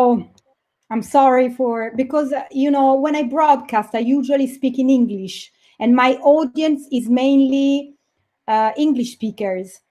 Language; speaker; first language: English; non-native, fluent; Italian